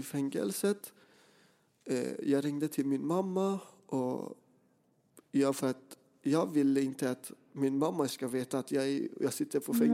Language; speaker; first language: Swedish; non-native, fluent; Persian